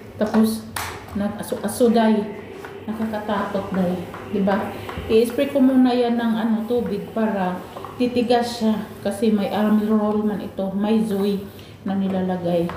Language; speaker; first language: Filipino; non-native, local second language; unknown